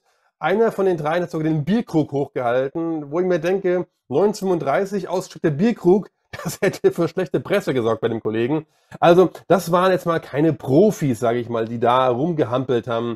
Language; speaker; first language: German; native; German